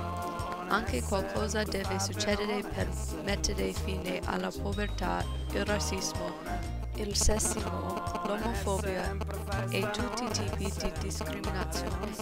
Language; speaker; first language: Italian; non-native, learner; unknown